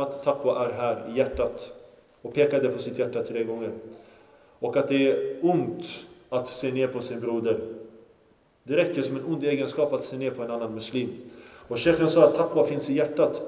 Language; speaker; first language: Swedish; non-native, local second language; Arabic